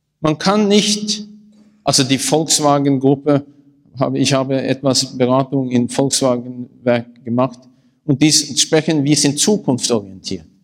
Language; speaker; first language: German; non-native, learner; Norwegian